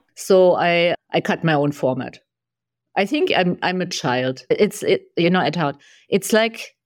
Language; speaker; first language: English; non-native, fluent; German